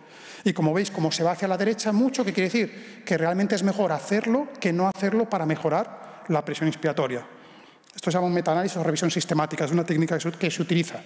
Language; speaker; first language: Spanish; native; Spanish